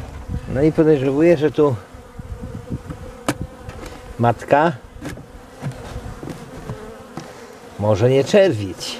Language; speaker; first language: Polish; native; Polish